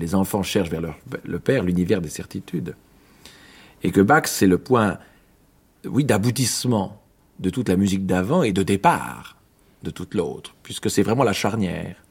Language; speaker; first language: French; native; French